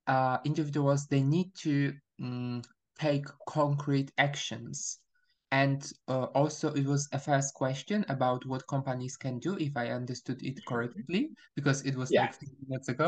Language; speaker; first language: English; non-native, fluent; Polish